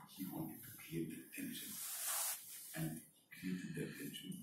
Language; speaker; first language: English; non-native, local second language; Bangla